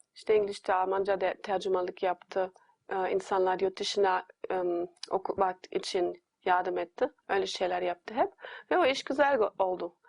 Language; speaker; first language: Turkish; non-native, fluent; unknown